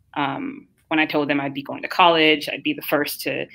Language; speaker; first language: English; early bilingual, other home language; Haitian Creole